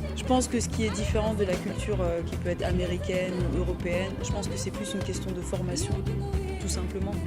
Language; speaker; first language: French; early bilingual, other home language; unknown